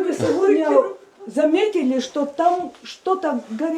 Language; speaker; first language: Russian; non-native, learner; Latvian